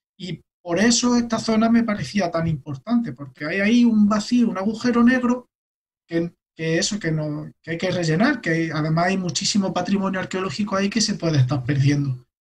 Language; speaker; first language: Spanish; native; Spanish